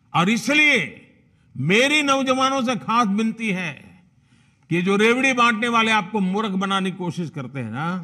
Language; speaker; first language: Hindi; non-native, local second language; Gujarati